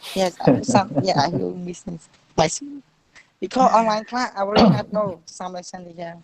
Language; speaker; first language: English; non-native, learner; Khmer